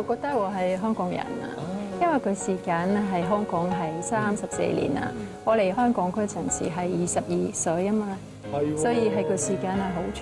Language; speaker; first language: Cantonese; non-native, fluent; French